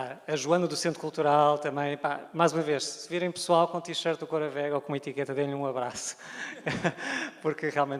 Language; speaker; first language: Portuguese; native; Portuguese